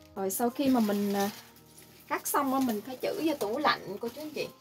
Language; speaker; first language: Vietnamese; native; Vietnamese